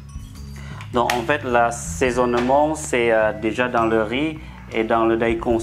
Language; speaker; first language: French; non-native, fluent; Indonesian